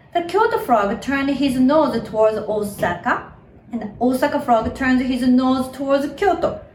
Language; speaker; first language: English; non-native, fluent; Japanese